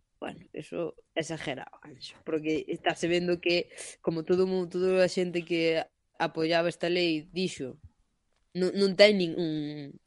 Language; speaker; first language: Galician; non-native, local second language; Spanish